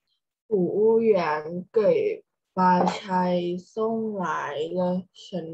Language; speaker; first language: Chinese; non-native, learner; Thai